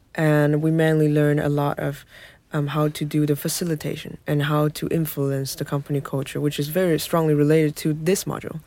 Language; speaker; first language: English; non-native, fluent; Chinese